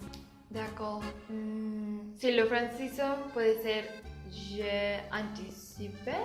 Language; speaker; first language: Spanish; native; Spanish